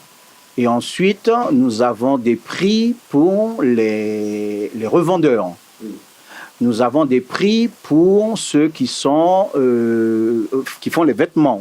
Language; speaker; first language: French; native; French